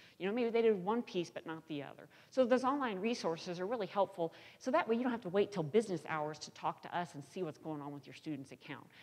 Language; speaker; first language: English; native; English